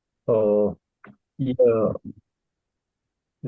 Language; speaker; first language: German; non-native, learner; Korean